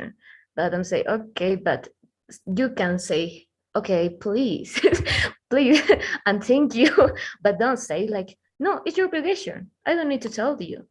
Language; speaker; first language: English; non-native, learner; Spanish